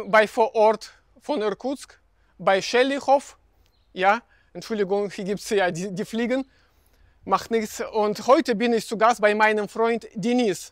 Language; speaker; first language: German; non-native, fluent; Russian